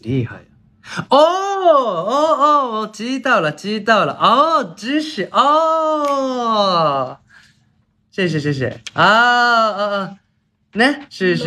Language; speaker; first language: Chinese; non-native, learner; Japanese